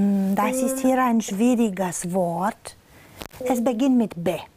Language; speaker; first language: German; non-native, fluent; Romanian